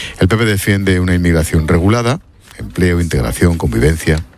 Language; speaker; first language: Spanish; native; Spanish